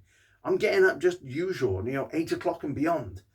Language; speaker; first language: English; native; English